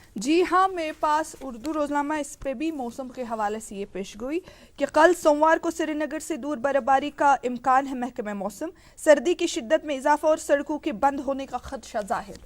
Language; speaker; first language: Hindi; non-native, local second language; Kashmiri